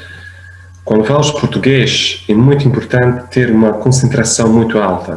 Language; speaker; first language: Portuguese; non-native, fluent; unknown